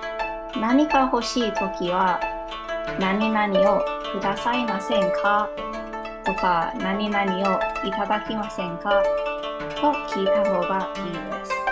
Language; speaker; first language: Japanese; non-native, learner; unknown